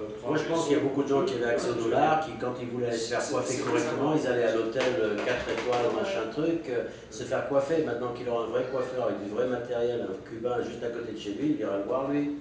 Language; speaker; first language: French; native; French